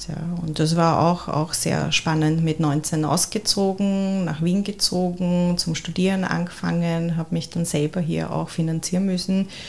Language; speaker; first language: German; early bilingual, heritage; German